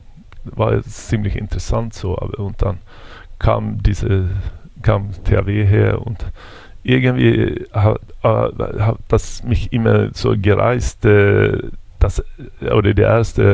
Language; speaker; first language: German; non-native, fluent; Swedish